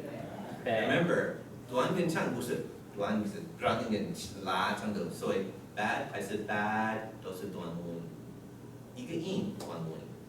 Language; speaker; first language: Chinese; non-native, fluent; English